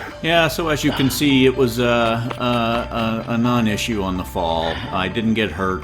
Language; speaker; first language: English; native; English